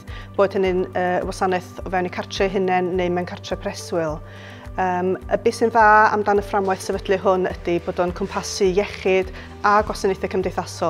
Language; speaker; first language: Welsh; native; Welsh